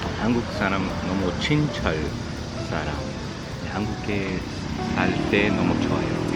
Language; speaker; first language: Korean; non-native, learner; English